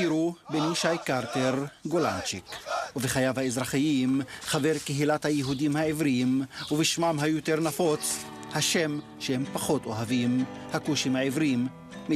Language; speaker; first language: Hebrew; native; Hebrew